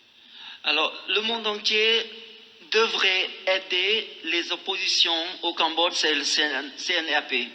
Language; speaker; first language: French; non-native, fluent; Khmer